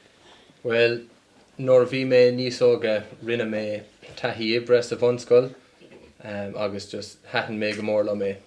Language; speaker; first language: Irish; non-native, local second language; English